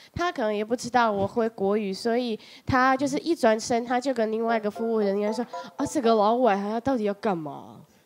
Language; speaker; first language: Chinese; non-native, fluent; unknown